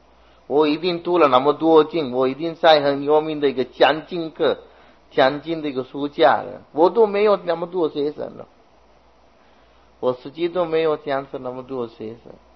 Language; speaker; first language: Chinese; non-native, fluent; Sinhala